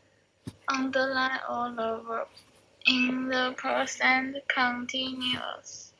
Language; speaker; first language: English; non-native, learner; Chinese